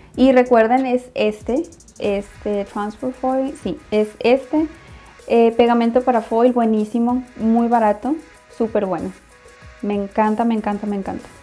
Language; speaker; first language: Spanish; native; Spanish